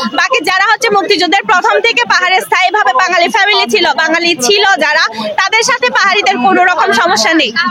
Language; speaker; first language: Bangla; non-native, local second language; Chakma